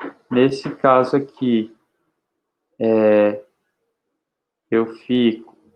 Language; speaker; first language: Portuguese; native; Portuguese